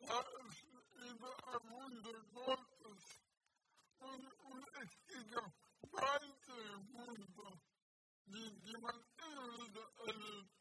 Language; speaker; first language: German; non-native, learner; Russian